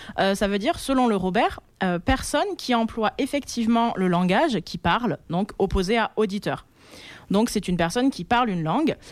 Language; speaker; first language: French; native; French